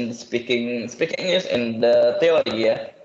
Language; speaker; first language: English; non-native, learner; Indonesian